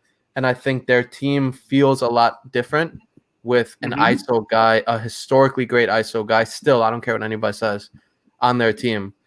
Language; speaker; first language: English; native; English